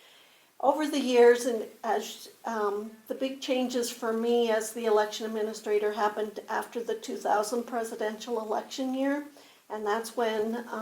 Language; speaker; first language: English; native; English